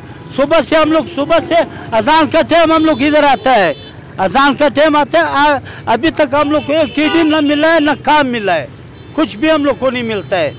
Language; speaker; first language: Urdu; non-native, local second language; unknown